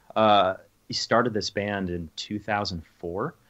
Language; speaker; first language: English; native; English